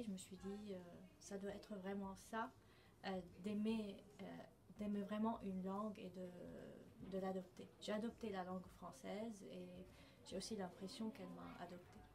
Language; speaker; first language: French; non-native, fluent; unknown